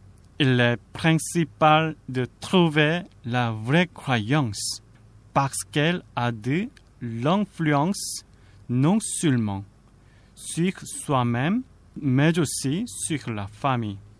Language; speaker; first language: French; non-native, fluent; Korean